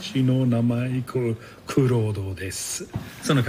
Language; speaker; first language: Japanese; non-native, learner; English